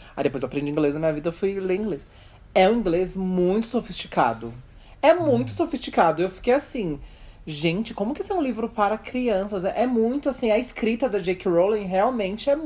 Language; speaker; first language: Portuguese; native; Portuguese